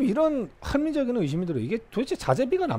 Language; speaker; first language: Korean; native; Korean